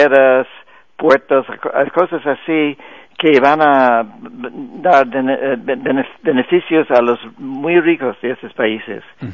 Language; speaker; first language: Spanish; non-native, fluent; English